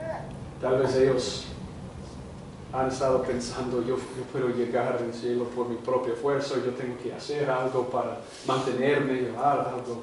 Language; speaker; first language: Spanish; non-native, fluent; English